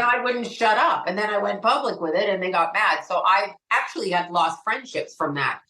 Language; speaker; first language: English; native; English